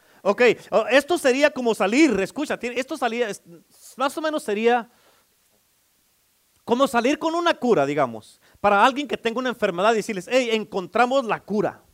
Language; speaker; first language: Spanish; native; Spanish